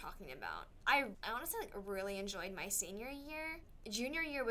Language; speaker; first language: English; native; English